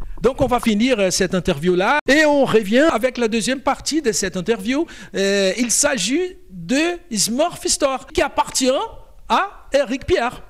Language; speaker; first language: French; non-native, fluent; Portuguese